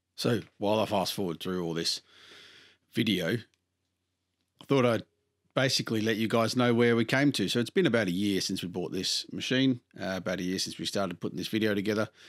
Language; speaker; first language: English; native; English